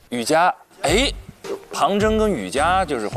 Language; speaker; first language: Chinese; native; Chinese